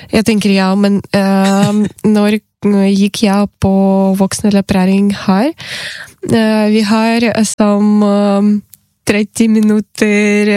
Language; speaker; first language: Norwegian; non-native, learner; Ukrainian